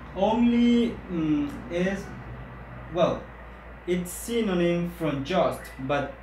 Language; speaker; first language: English; non-native, fluent; Spanish